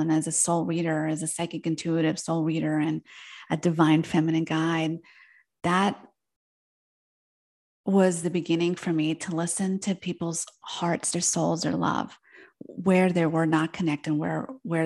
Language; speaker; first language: English; early bilingual, other home language; Spanish